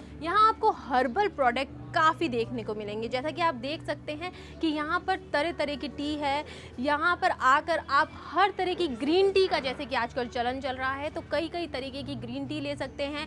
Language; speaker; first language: Hindi; native; Hindi